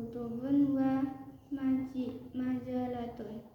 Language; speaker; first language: Arabic; non-native, learner; Indonesian